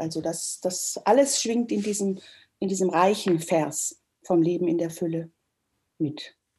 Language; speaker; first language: German; native; German